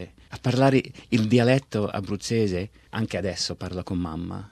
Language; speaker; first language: Italian; early bilingual, heritage; Italian